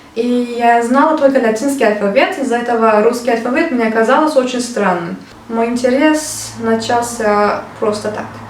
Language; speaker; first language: Russian; non-native, learner; Turkish